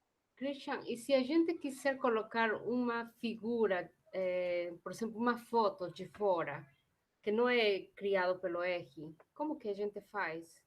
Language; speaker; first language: Portuguese; non-native, fluent; Spanish